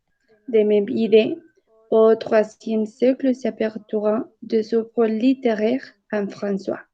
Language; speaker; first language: French; non-native, learner; Spanish